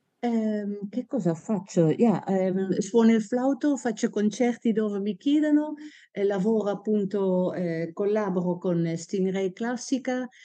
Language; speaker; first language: Italian; non-native, fluent; Dutch